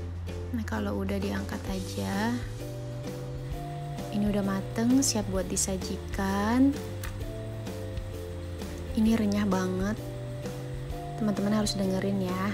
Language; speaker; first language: Indonesian; native; Indonesian